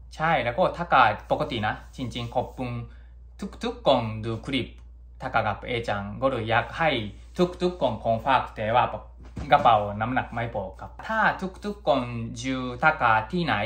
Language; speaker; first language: Thai; non-native, learner; Japanese